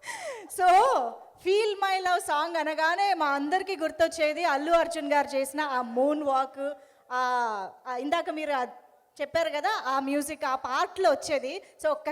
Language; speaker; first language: Telugu; native; Telugu